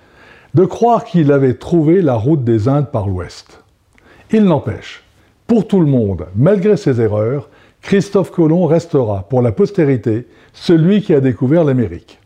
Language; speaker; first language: French; native; French